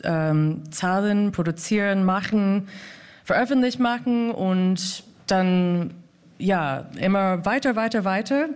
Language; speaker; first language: German; non-native, fluent; English